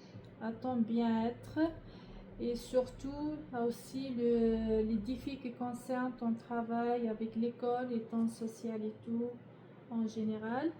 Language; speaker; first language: French; non-native, learner; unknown